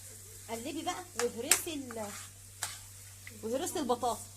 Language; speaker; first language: Arabic; native; Arabic